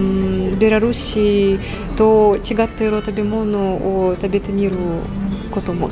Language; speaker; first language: Japanese; non-native, fluent; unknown